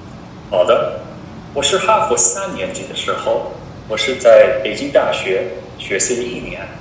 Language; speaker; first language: Chinese; non-native, fluent; English